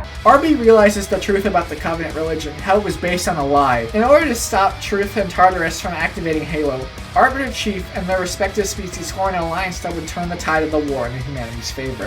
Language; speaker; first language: English; native; English